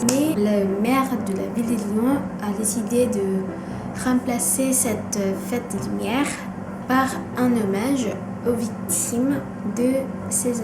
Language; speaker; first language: French; non-native, fluent; Indonesian